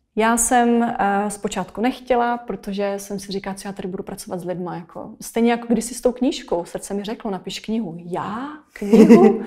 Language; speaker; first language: Czech; native; Czech